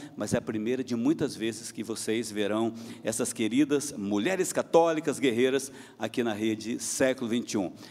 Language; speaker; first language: Portuguese; native; Portuguese